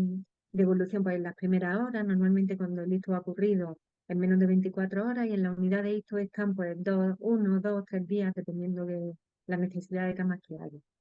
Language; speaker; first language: Spanish; native; Spanish